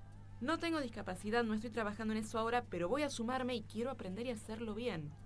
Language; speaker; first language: Spanish; native; Spanish